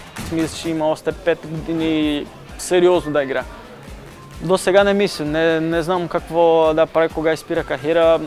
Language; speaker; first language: Bulgarian; non-native, learner; Portuguese